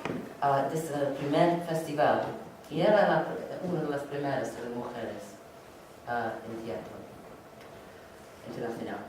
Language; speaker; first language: Spanish; non-native, learner; English